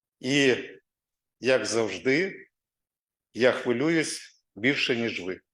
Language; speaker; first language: Ukrainian; non-native, local second language; Russian